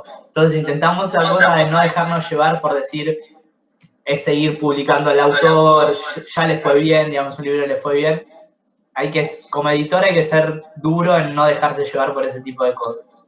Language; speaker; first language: Spanish; native; Spanish